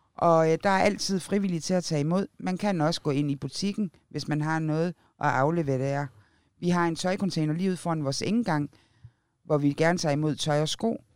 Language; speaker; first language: Danish; native; Danish